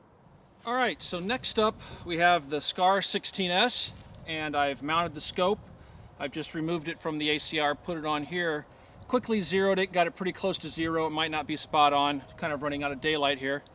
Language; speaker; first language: English; native; English